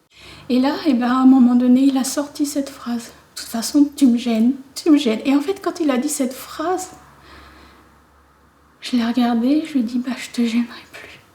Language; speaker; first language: French; native; French